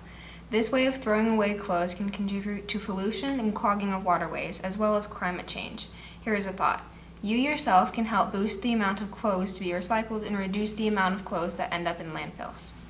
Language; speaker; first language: English; native; English